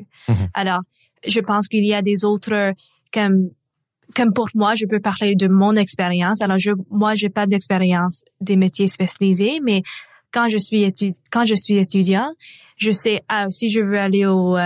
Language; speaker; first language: French; non-native, local second language; English